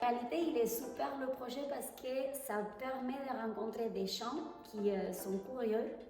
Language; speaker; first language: French; non-native, fluent; Spanish